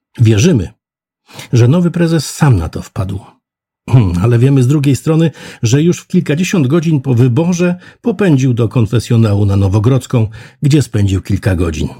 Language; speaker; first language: Polish; native; Polish